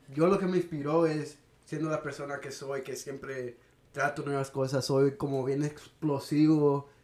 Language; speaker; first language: Spanish; early bilingual, heritage; Spanish